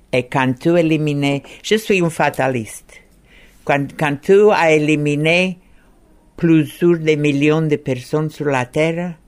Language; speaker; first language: French; non-native, learner; English